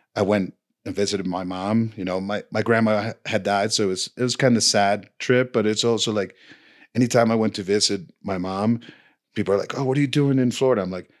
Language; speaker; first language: English; non-native, fluent; Spanish